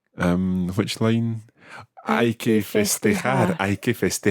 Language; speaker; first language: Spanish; non-native, fluent; English